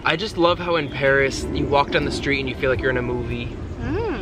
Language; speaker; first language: English; native; English